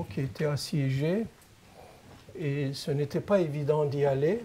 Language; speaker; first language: French; non-native, fluent; Turkish